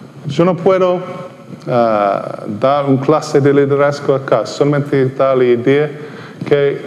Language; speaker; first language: Spanish; non-native, fluent; English